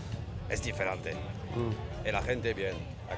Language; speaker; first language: Spanish; non-native, learner; French